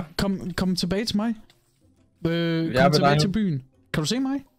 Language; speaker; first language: Danish; native; Danish